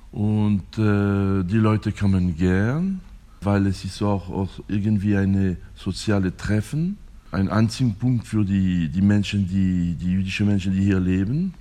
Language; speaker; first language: German; non-native, fluent; French